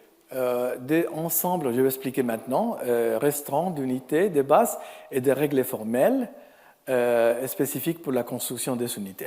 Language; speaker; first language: French; non-native, fluent; Spanish